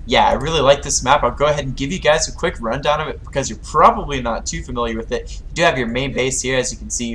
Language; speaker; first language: English; native; English